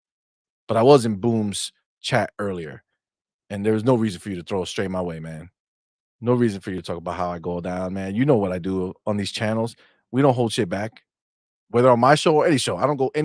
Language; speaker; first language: English; native; English